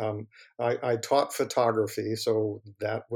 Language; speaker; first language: English; native; English